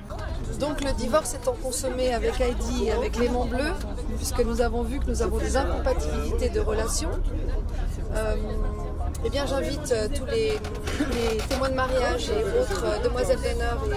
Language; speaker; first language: French; native; French